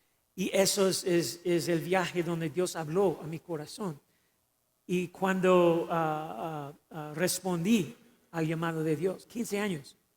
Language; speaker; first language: Spanish; non-native, fluent; English